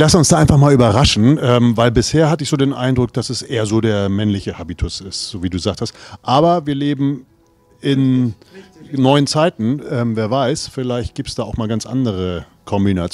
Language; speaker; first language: German; native; German